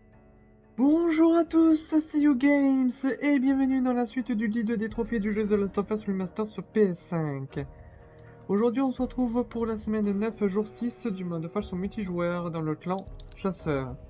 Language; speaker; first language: French; native; French